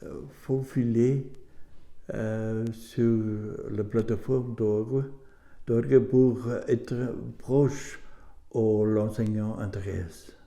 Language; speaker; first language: French; non-native, learner; German